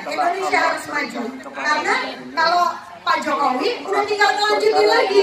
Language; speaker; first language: Indonesian; native; Indonesian